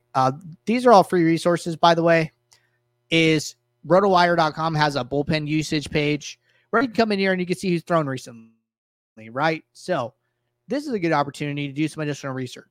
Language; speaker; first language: English; native; English